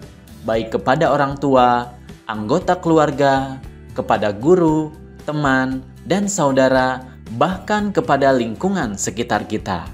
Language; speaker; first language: Indonesian; native; Indonesian